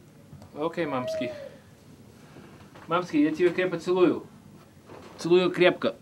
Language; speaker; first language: Russian; early bilingual, heritage; Russian